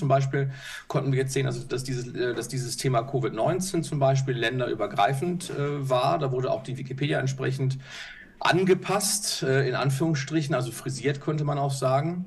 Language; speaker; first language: German; native; German